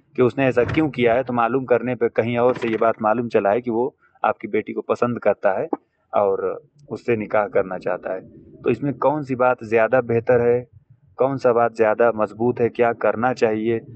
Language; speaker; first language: Hindi; native; Hindi